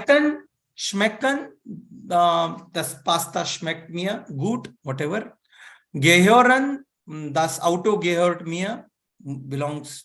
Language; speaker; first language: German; non-native, fluent; Hindi